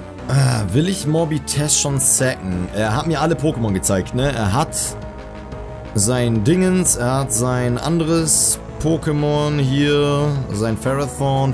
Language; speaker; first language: German; native; German